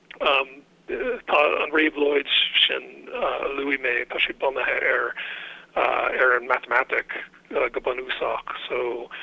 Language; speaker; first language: Irish; non-native, fluent; English